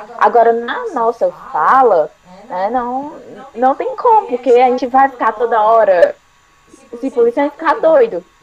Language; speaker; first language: Portuguese; native; Portuguese